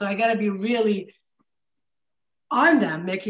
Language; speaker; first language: English; non-native, fluent; Arabic